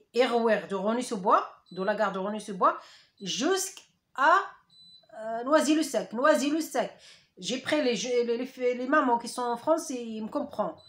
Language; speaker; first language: French; non-native, learner; Arabic